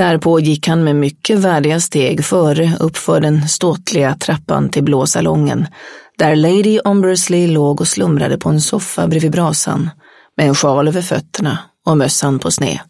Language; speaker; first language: Swedish; native; Swedish